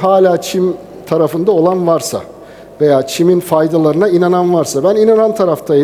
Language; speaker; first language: Turkish; native; Turkish